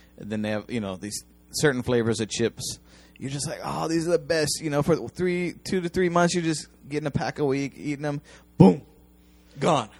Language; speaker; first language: English; native; English